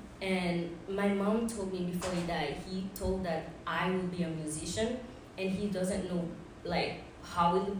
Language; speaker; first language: English; non-native, fluent; Haitian Creole